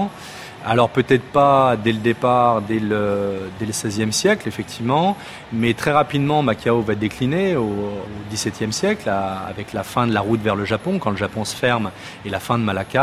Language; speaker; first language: French; native; French